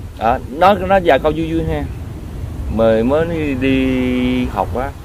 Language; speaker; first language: Vietnamese; non-native, local second language; Cantonese